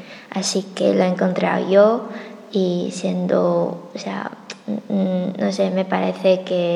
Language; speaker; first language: Spanish; non-native, fluent; Chinese